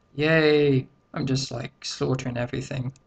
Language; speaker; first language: English; native; English